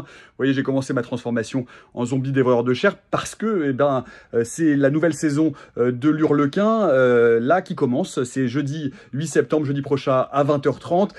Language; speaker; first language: French; native; French